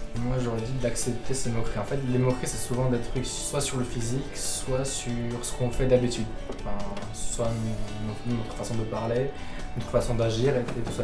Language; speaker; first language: French; early bilingual, other home language; Armenian